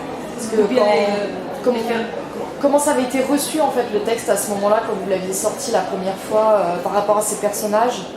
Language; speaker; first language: French; native; French